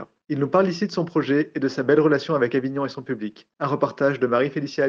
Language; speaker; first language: French; native; French